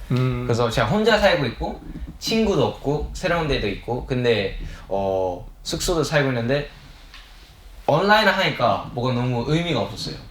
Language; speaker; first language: Korean; early bilingual, heritage; English